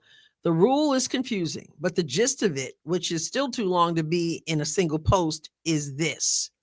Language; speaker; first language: English; native; English